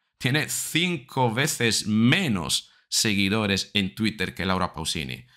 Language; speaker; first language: Spanish; non-native, fluent; Italian